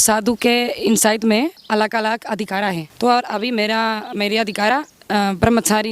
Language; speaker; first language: Hindi; non-native, learner; Spanish